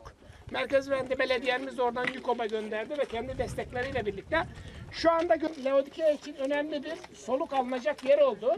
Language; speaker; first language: Turkish; native; Turkish